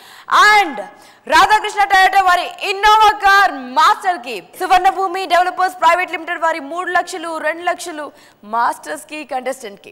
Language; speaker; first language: Telugu; native; Telugu